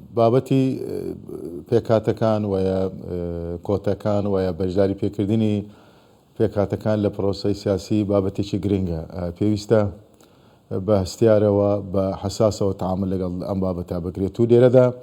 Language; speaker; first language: Central Kurdish; non-native, local second language; Turkish